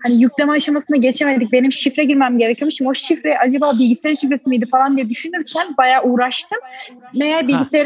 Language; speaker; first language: Turkish; native; Turkish